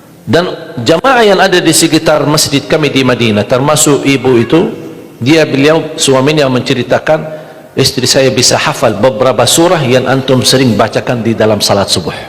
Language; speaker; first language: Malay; non-native, fluent; Arabic